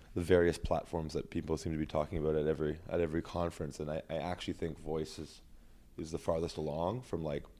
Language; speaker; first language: English; native; English